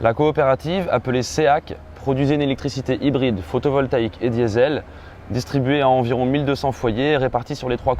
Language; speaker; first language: French; native; French